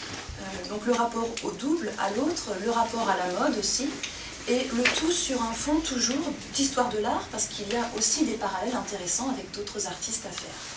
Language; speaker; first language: French; native; French